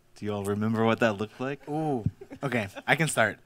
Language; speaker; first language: English; early bilingual, other home language; Spanish